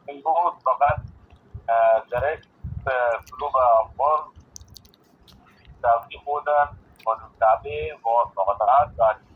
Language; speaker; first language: Persian; non-native, learner; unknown